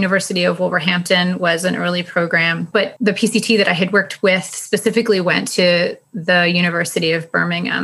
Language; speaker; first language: English; native; English